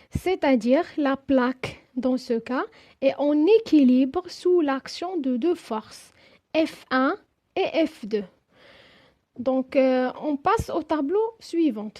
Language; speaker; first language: French; non-native, local second language; Arabic